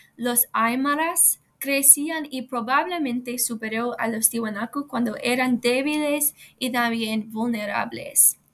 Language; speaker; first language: Spanish; non-native, learner; English